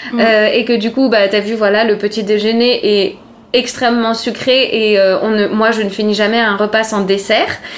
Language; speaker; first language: French; native; French